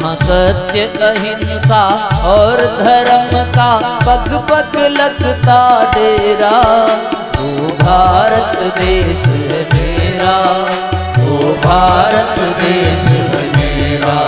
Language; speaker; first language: Hindi; native; Hindi